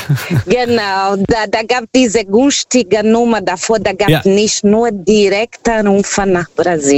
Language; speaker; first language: German; non-native, fluent; Portuguese